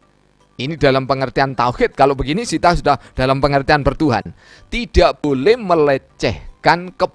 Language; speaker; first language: Indonesian; native; Indonesian